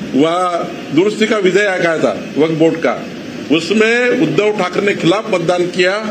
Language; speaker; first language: Hindi; non-native, local second language; Marathi